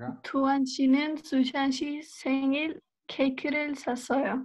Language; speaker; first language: Korean; non-native, learner; Spanish